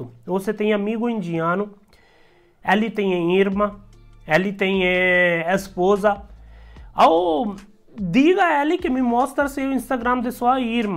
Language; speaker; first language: Portuguese; non-native, learner; Hindi